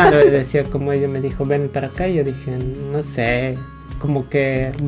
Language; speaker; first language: Spanish; native; Spanish